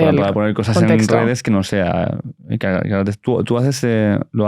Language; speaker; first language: Spanish; native; Spanish